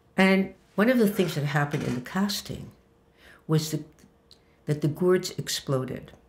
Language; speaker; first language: English; early bilingual, other home language; Hebrew